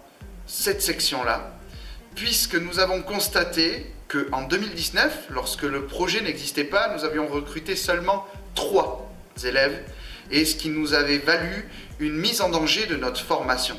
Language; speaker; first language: French; native; French